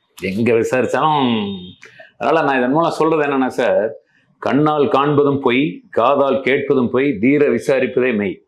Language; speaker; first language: Tamil; non-native, local second language; Malayalam